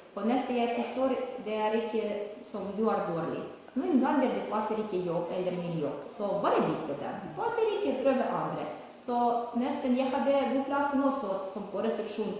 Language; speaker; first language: Norwegian; non-native, learner; Ukrainian